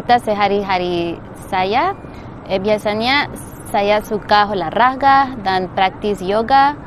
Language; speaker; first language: Indonesian; non-native, fluent; Spanish